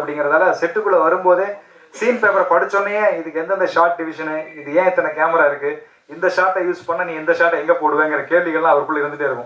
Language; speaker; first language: Tamil; native; Tamil